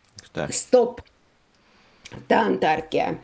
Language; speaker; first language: Finnish; non-native, fluent; Russian